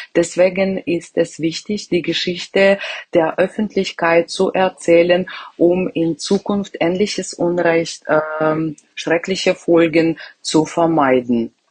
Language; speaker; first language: German; non-native, fluent; Ukrainian